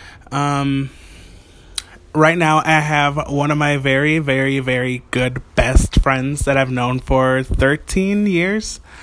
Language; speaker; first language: English; early bilingual, other home language; Spanish